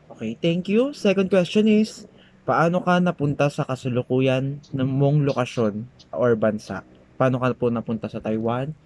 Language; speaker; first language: Filipino; native; Filipino